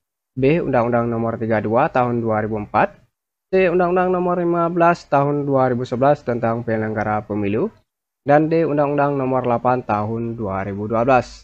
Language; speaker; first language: Indonesian; native; Indonesian